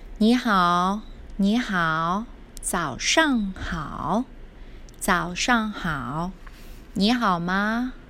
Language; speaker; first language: Chinese; non-native, learner; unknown